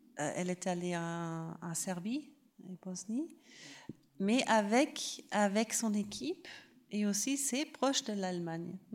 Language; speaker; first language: French; non-native, fluent; German